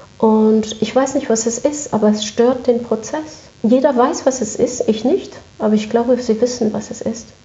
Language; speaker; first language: German; non-native, fluent; French